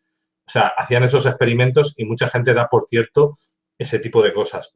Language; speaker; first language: Spanish; native; Spanish